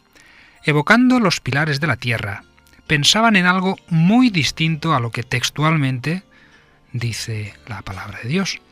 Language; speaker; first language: Spanish; native; Spanish